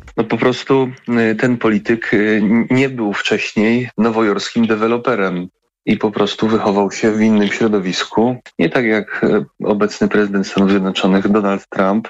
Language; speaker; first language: Polish; native; Polish